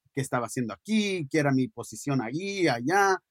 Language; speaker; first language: Spanish; early bilingual, heritage; Spanish